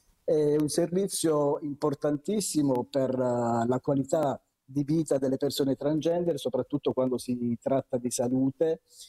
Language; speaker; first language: Italian; native; Italian